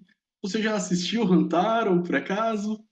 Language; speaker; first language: Portuguese; native; Portuguese